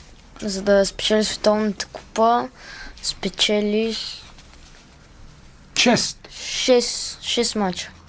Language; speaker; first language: Bulgarian; early bilingual, heritage; Bulgarian